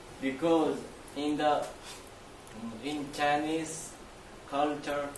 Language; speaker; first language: English; non-native, learner; Chinese